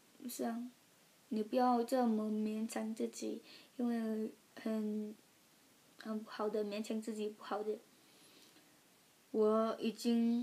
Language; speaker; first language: Chinese; early bilingual, heritage; Chinese